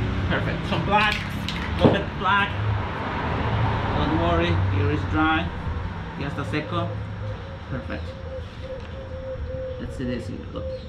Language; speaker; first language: English; non-native, fluent; Spanish